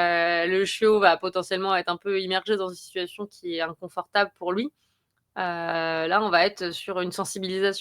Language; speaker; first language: French; native; French